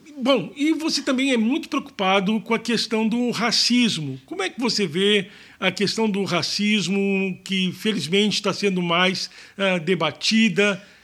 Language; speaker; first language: Portuguese; native; Portuguese